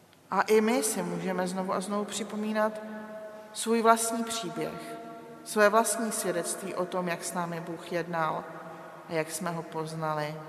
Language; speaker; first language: Czech; native; Czech